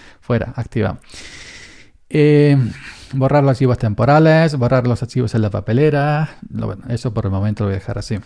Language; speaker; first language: Spanish; native; Spanish